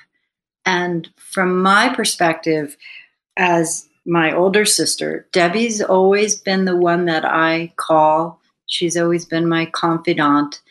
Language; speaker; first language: English; native; English